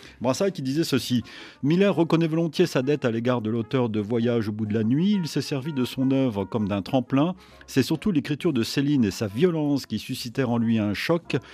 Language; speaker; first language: French; native; French